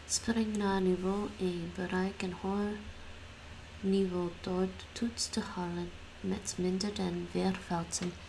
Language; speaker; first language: Dutch; non-native, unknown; English